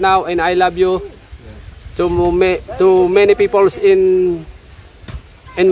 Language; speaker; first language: English; non-native, learner; Filipino